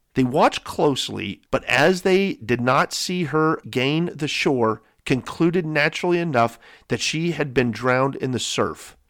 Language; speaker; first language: English; native; English